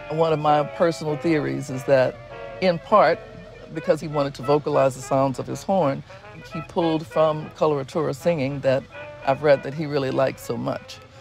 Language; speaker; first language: English; native; English